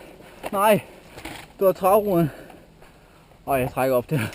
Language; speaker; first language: Danish; native; Danish